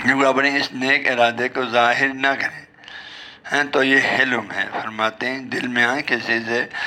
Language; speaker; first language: Urdu; non-native, local second language; Balti